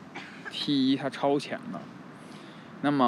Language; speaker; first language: Chinese; native; Chinese